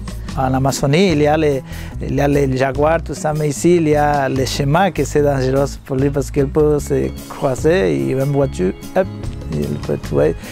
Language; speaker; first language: French; non-native, learner; Spanish